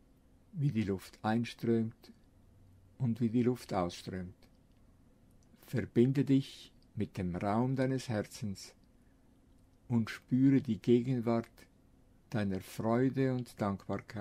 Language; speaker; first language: German; non-native, fluent; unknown